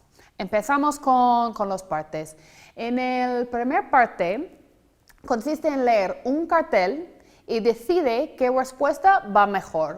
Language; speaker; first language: Spanish; non-native, fluent; English